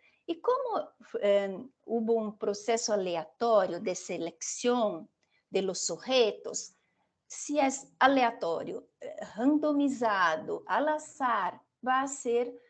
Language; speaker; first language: Spanish; non-native, fluent; Portuguese